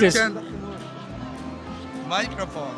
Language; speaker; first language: English; non-native, learner; Turkish